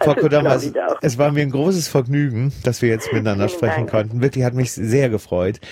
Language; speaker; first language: German; native; German